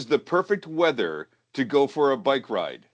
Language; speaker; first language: English; native; English